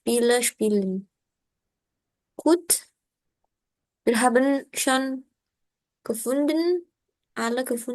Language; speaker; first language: German; non-native, learner; Indonesian